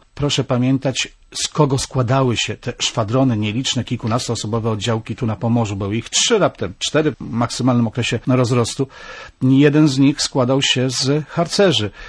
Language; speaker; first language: Polish; native; Polish